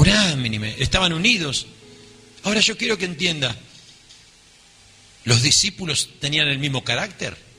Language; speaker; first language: Spanish; native; Spanish